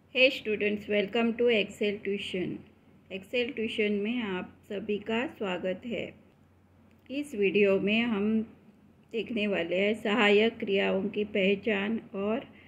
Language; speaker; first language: Hindi; non-native, local second language; Marathi